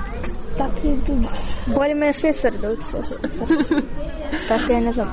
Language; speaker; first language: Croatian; non-native, learner; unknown